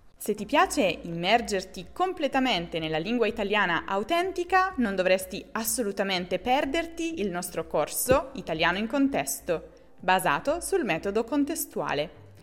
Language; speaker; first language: Italian; native; Italian